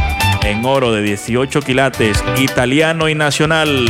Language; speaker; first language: Spanish; native; Spanish